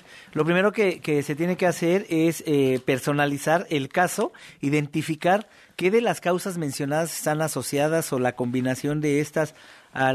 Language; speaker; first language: Spanish; native; Spanish